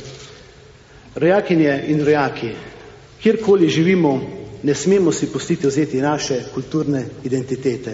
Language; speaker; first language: Slovenian; native; Slovenian